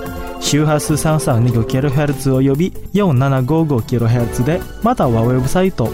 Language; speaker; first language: Japanese; non-native, fluent; Indonesian